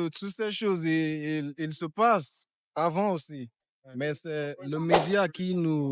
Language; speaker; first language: French; non-native, fluent; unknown